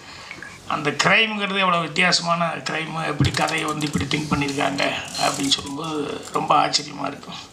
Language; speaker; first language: Tamil; native; Tamil